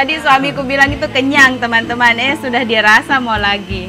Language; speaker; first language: Indonesian; native; Indonesian